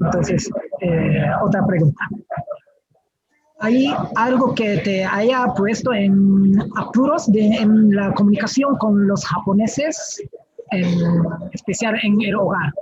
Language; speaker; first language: Spanish; non-native, fluent; Japanese